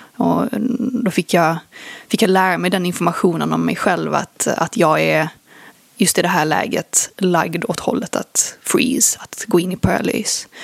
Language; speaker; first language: Swedish; early bilingual, other home language; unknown